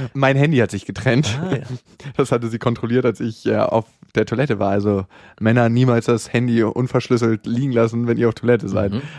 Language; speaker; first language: German; native; German